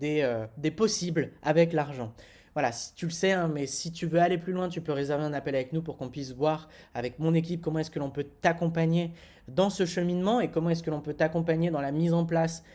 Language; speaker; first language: French; native; French